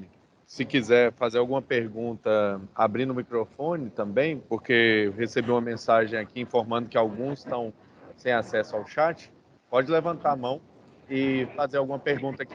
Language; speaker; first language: Portuguese; native; Portuguese